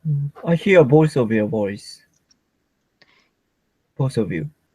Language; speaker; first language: English; non-native, learner; Japanese